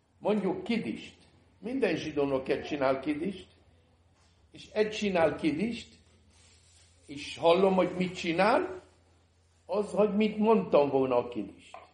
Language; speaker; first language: Hungarian; early bilingual, heritage; Hungarian